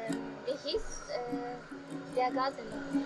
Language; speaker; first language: German; non-native, learner; Japanese